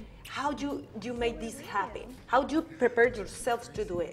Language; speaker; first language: English; non-native, learner; Spanish